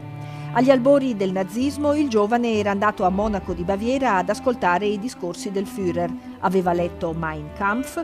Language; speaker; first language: Italian; native; Italian